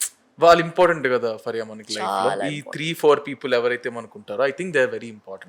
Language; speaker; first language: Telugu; native; Telugu